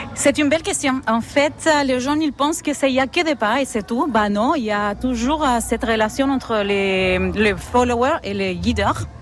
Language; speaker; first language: French; non-native, fluent; Spanish